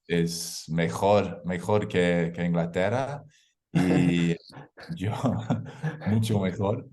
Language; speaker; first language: Spanish; non-native, learner; English